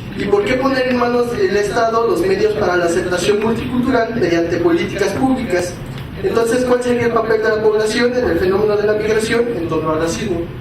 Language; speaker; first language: Spanish; native; Spanish